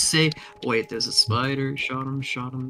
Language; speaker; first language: English; native; English